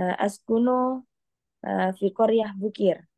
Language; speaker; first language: Arabic; non-native, learner; Indonesian